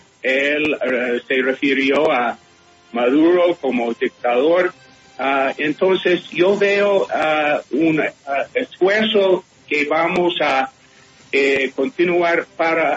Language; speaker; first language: Spanish; non-native, fluent; English